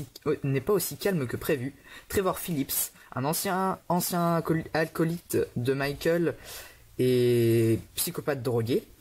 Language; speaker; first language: French; native; French